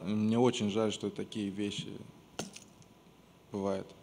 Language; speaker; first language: Russian; non-native, local second language; Romanian